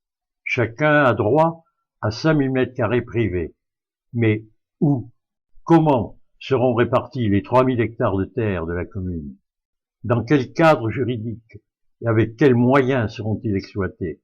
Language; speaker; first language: French; native; French